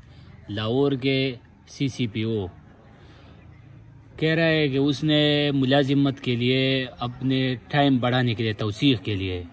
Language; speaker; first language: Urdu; non-native, local second language; Pashto